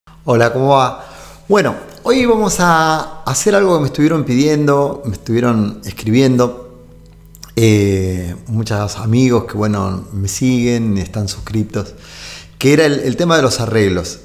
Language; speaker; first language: Spanish; native; Spanish